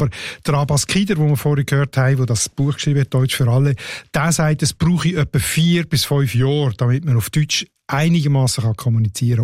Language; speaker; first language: German; native; German